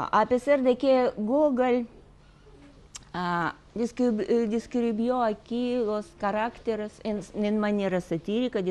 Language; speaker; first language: Spanish; non-native, fluent; Russian